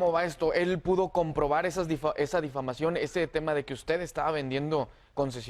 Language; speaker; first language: Spanish; native; Spanish